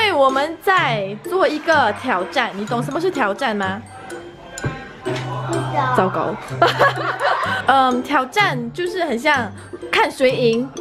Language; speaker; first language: Chinese; non-native, local second language; English